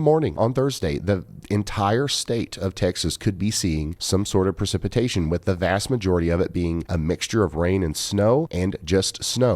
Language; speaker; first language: English; native; English